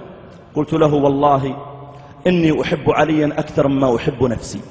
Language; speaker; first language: Arabic; native; Arabic